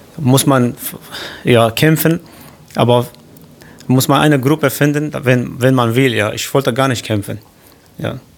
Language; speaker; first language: German; non-native, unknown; Kurdish